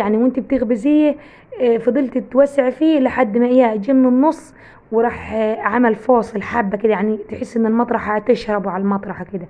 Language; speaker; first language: Arabic; native; Arabic